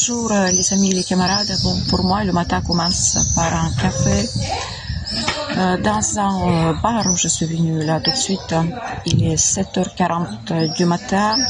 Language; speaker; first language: French; non-native, fluent; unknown